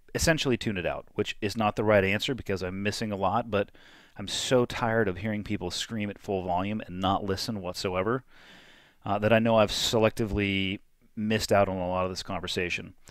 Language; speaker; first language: English; native; English